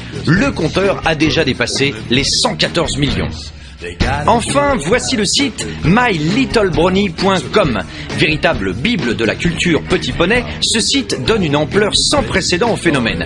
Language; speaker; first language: French; native; French